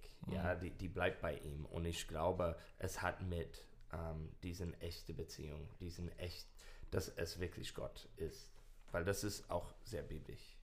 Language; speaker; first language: German; non-native, learner; English